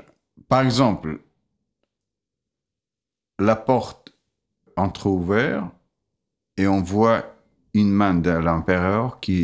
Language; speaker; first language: French; non-native, fluent; Russian